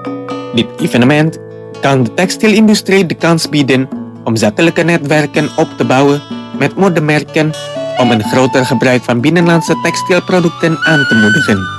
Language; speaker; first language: Dutch; non-native, fluent; Indonesian